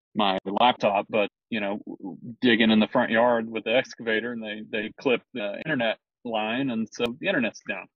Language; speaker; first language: English; native; English